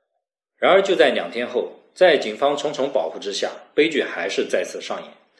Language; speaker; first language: Chinese; native; Chinese